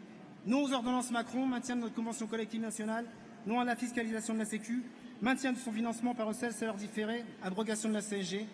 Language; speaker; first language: French; native; French